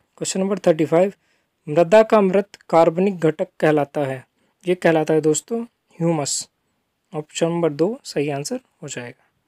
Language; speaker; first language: Hindi; native; Hindi